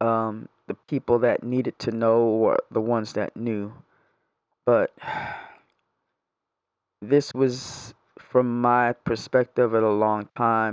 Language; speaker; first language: English; native; English